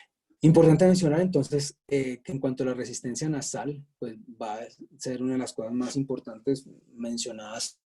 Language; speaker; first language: Spanish; native; Spanish